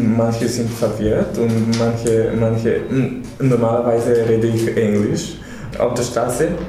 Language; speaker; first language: German; non-native, learner; Serbian